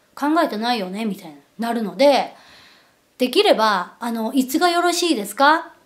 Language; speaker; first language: Japanese; non-native, fluent; Korean